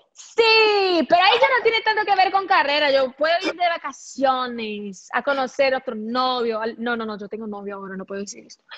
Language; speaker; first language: Spanish; non-native, fluent; Portuguese